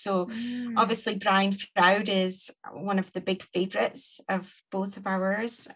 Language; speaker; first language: English; native; English